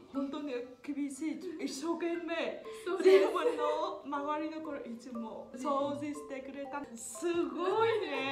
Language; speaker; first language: Japanese; non-native, learner; Burmese